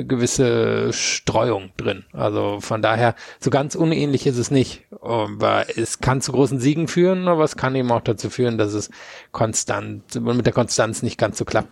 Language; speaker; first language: German; native; German